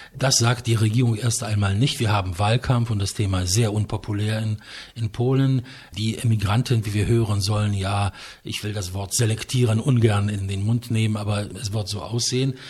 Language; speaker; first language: German; non-native, fluent; Polish